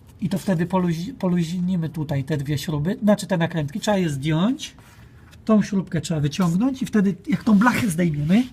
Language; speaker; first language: Polish; native; Polish